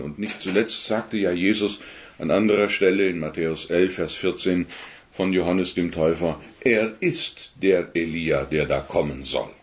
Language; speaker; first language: German; native; German